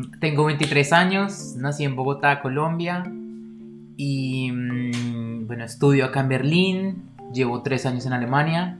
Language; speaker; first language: Spanish; native; Spanish